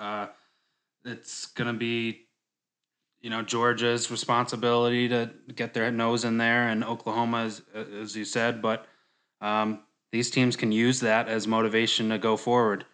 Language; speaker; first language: English; native; English